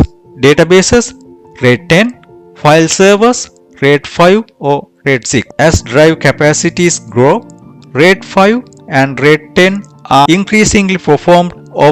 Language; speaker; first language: English; non-native, fluent; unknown